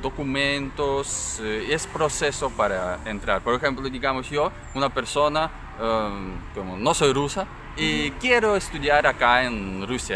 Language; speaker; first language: Spanish; non-native, learner; Russian